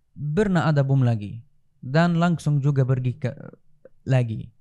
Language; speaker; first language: Indonesian; non-native, fluent; Arabic